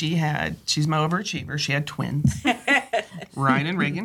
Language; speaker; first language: English; native; English